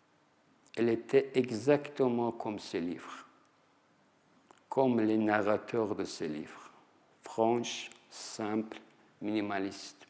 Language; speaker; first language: French; non-native, fluent; Persian